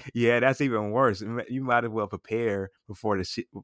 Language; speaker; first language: English; native; English